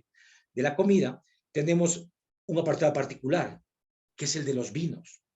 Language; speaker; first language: Spanish; native; Spanish